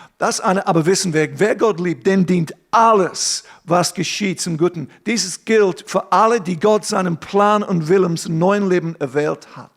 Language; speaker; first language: German; non-native, fluent; English